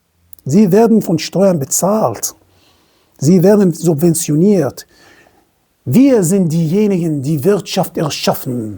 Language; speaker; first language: German; non-native, fluent; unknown